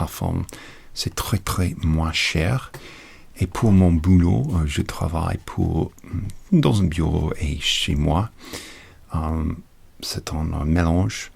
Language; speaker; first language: French; non-native, learner; English